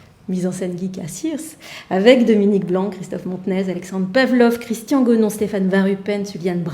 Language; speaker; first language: French; native; French